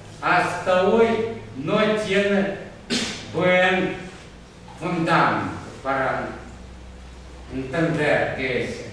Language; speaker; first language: Spanish; non-native, fluent; Russian